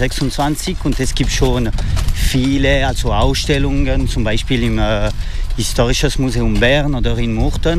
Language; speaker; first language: German; non-native, fluent; French